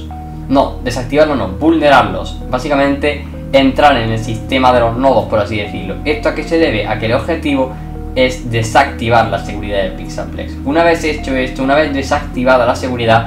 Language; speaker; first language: Spanish; native; Spanish